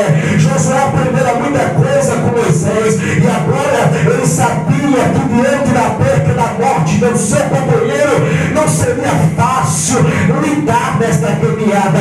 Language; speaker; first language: Portuguese; native; Portuguese